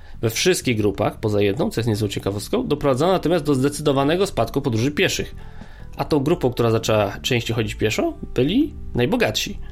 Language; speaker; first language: Polish; native; Polish